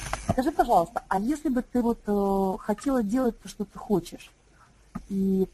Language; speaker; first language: Russian; native; Russian